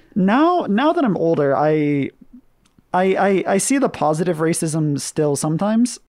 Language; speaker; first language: English; native; English